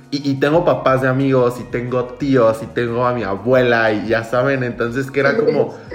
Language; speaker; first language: Spanish; native; Spanish